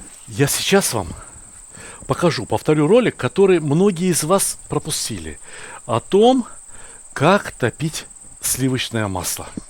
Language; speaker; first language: Russian; native; Russian